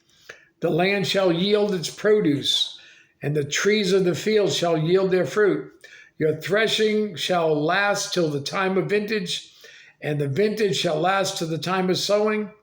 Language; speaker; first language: English; native; English